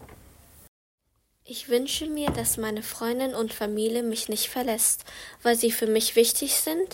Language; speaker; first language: German; early bilingual, other home language; Vietnamese